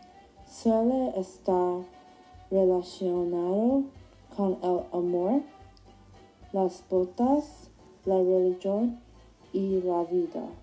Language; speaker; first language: Spanish; non-native, learner; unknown